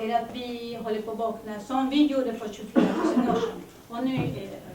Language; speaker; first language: Swedish; early bilingual, other home language; Spanish